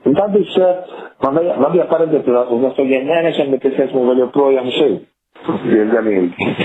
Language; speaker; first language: Latvian; non-native, fluent; Italian